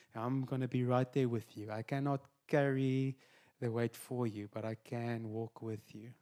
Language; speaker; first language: English; non-native, local second language; Afrikaans